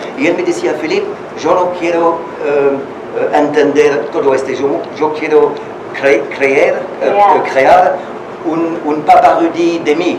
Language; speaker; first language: Spanish; non-native, learner; French